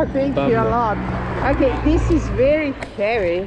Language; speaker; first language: English; non-native, fluent; Serbian